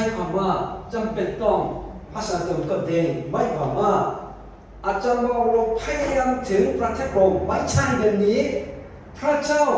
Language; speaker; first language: Thai; non-native, fluent; Korean